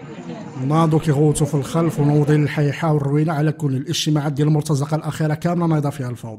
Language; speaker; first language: Arabic; native; Arabic